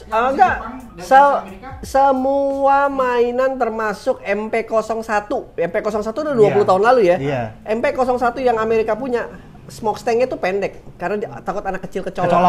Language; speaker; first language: Indonesian; native; Indonesian